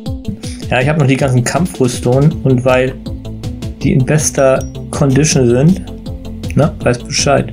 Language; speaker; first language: German; native; German